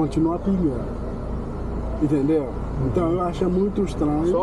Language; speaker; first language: Portuguese; non-native, fluent; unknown